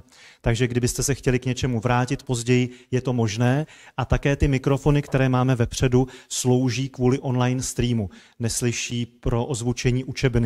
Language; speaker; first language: Czech; native; Czech